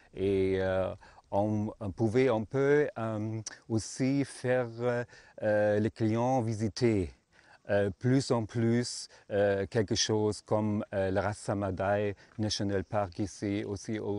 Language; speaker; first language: French; non-native, learner; Arabic